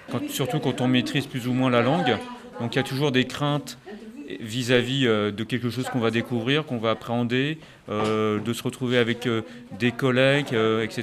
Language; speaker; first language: French; native; French